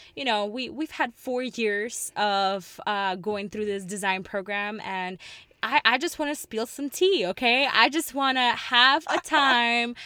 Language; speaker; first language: English; early bilingual, other home language; Russian